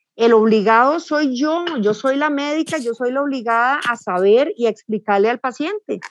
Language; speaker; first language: Spanish; native; Spanish